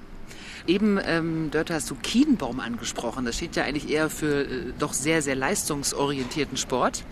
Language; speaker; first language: German; native; German